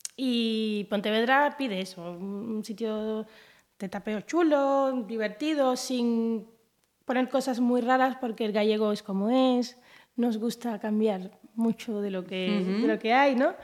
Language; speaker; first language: Spanish; native; Spanish